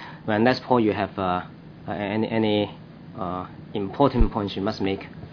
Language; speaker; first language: English; non-native, local second language; Cantonese